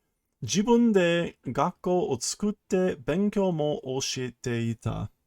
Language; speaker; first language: Japanese; non-native, learner; English